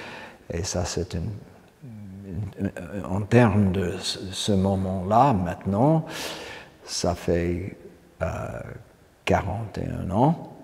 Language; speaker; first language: French; non-native, fluent; English